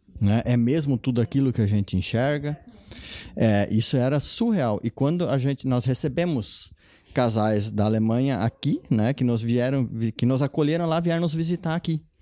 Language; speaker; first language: Portuguese; non-native, local second language; German